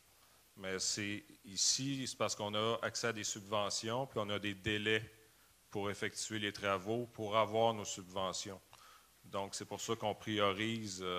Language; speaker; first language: French; native; French